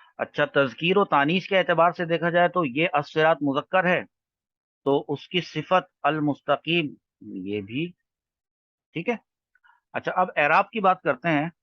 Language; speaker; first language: Urdu; native; Urdu